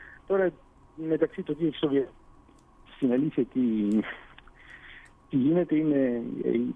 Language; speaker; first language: Greek; early bilingual, heritage; Greek